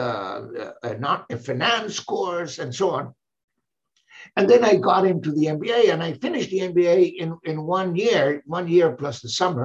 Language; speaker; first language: English; non-native, fluent; Spanish